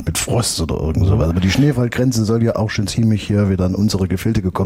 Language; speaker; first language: German; native; German